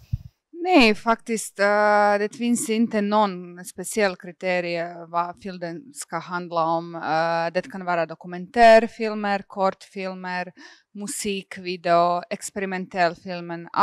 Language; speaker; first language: Swedish; non-native, fluent; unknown